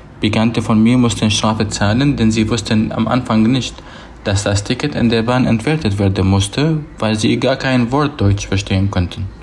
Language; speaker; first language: German; non-native, fluent; Arabic